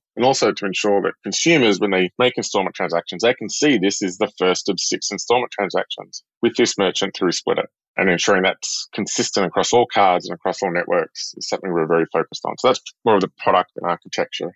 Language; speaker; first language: English; native; English